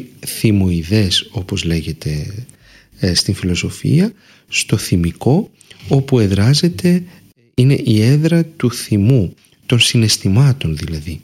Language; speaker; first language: Greek; native; Greek